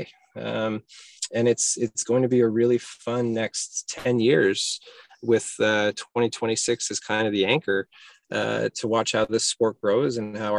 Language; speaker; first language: English; native; English